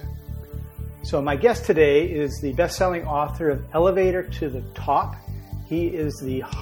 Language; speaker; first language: English; native; English